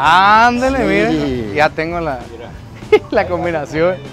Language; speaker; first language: Spanish; native; Spanish